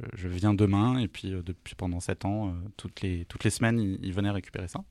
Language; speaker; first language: French; native; French